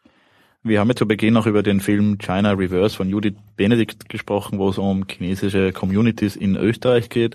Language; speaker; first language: German; native; German